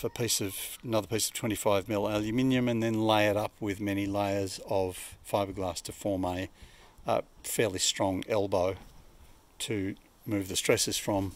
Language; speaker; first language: English; native; English